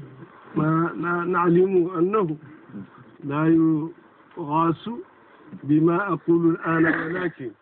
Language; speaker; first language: Arabic; non-native, fluent; Fula